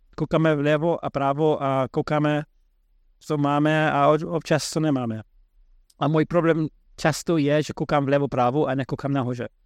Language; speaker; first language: Czech; non-native, fluent; English